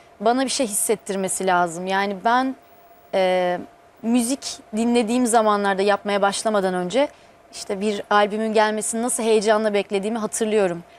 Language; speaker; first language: Turkish; native; Turkish